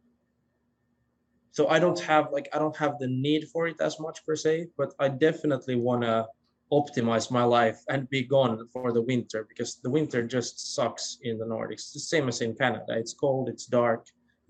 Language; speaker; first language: English; non-native, fluent; Swedish